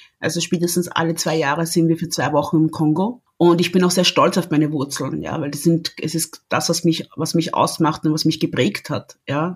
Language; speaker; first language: German; early bilingual, other home language; Lingala